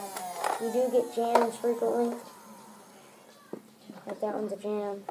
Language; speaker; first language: English; native; English